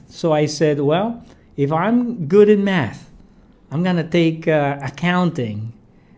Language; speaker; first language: English; non-native, local second language; Filipino